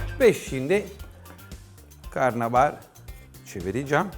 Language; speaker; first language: Turkish; non-native, fluent; Italian